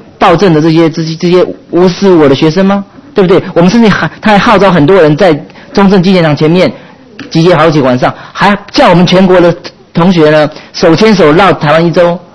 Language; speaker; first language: Chinese; native; Chinese